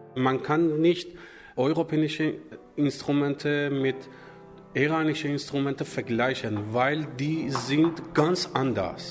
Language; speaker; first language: German; non-native, learner; Persian